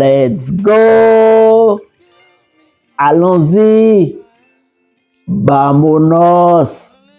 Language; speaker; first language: Spanish; non-native, fluent; Haitian Creole